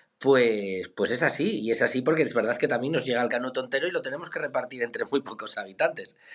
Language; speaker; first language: Spanish; native; Spanish